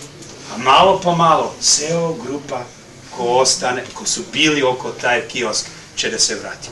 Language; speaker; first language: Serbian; early bilingual, heritage; Serbian